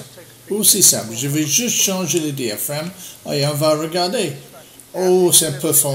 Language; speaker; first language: French; non-native, learner; English